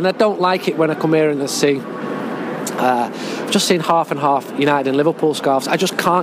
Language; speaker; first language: English; native; English